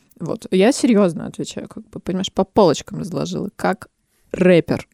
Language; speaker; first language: Russian; native; Russian